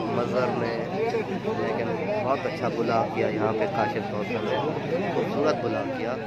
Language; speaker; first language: Urdu; non-native, local second language; Saraiki